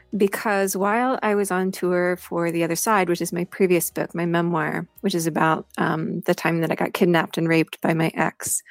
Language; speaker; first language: English; native; English